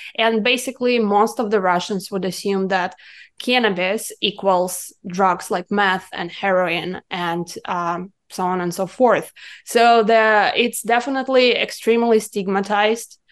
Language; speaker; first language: English; non-native, fluent; Russian